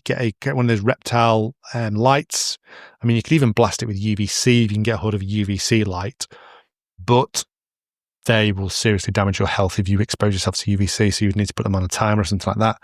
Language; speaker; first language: English; native; English